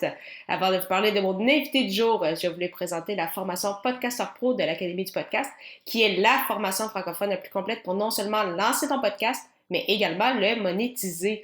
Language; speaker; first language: French; native; French